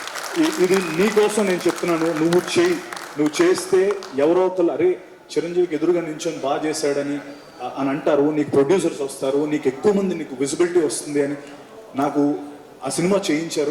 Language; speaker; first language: Telugu; native; Telugu